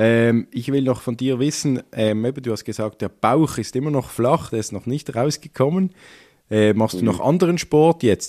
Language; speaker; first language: German; native; German